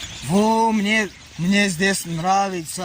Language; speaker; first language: Russian; non-native, learner; Tajik